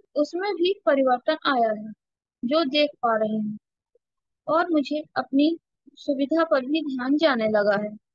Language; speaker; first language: Hindi; native; Hindi